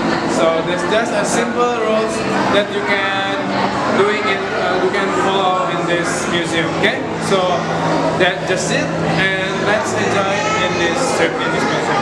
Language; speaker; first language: English; non-native, learner; Indonesian